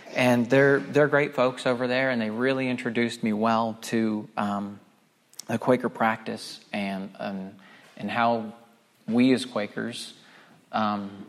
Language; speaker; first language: English; native; English